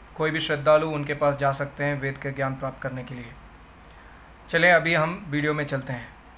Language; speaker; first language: Hindi; non-native, local second language; Tamil